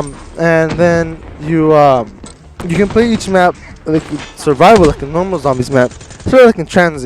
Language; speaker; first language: English; native; English